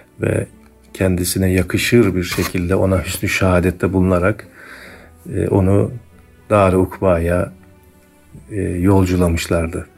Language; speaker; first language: Turkish; native; Turkish